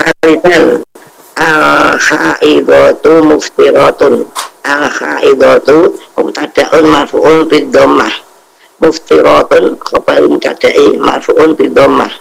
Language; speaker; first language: Arabic; non-native, learner; Indonesian